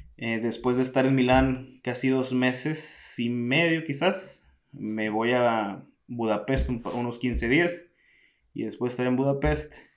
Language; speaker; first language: Spanish; native; Spanish